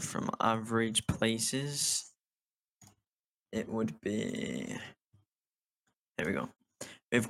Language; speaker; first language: English; native; English